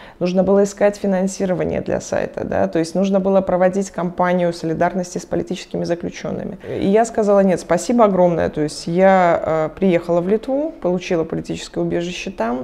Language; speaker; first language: Russian; native; Russian